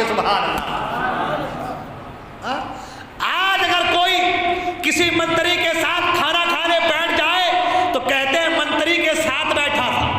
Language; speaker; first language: Urdu; native; Urdu